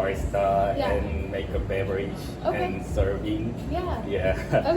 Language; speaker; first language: English; non-native, learner; Korean